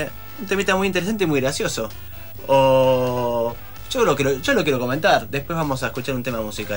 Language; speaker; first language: Spanish; native; Spanish